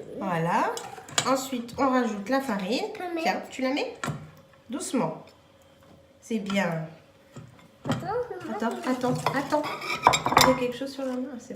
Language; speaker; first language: French; native; French